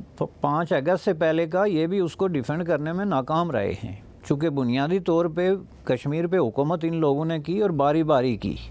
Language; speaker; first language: Urdu; non-native, local second language; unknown